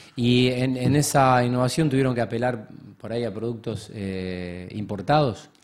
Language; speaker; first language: Spanish; native; Spanish